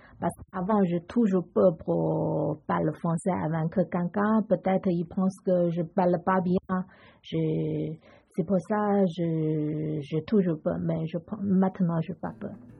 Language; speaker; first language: French; non-native, learner; Chinese